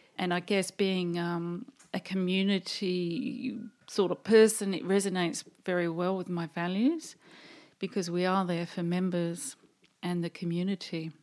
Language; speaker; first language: English; native; English